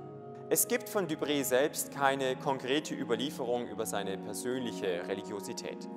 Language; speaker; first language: German; native; German